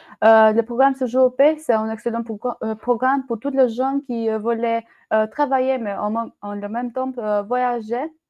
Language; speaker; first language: French; non-native, learner; Albanian